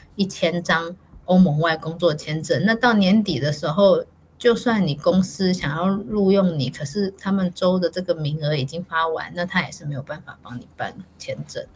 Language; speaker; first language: Chinese; native; Chinese